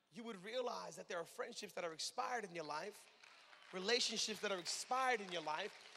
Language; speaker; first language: English; native; English